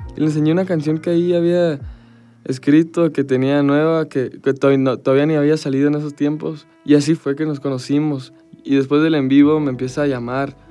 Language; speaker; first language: Spanish; early bilingual, heritage; Spanish